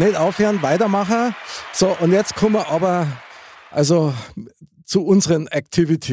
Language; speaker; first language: German; native; German